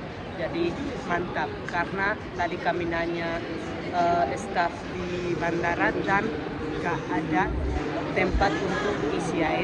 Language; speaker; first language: Indonesian; non-native, fluent; Spanish